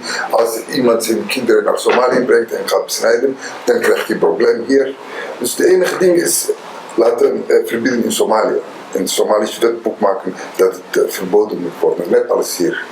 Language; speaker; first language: Dutch; non-native, learner; Somali